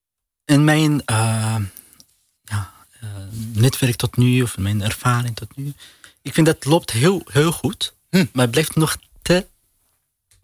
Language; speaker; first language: Dutch; non-native, learner; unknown